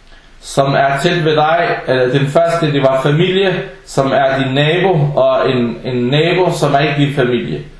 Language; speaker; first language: Danish; non-native, fluent; Arabic